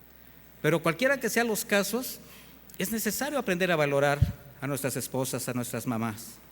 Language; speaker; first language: Spanish; native; Spanish